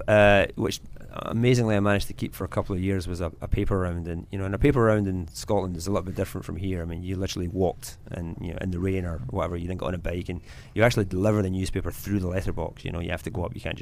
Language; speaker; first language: English; native; English